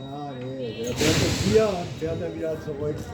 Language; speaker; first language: German; native; German